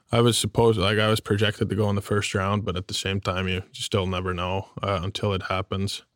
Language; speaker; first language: English; non-native, fluent; German